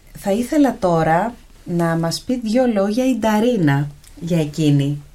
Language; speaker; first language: Greek; native; Greek